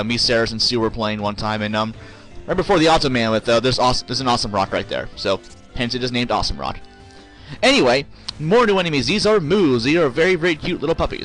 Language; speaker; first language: English; native; English